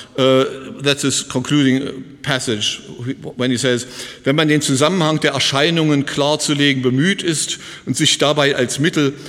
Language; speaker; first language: German; native; German